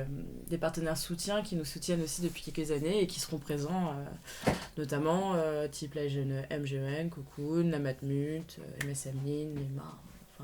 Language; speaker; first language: French; native; French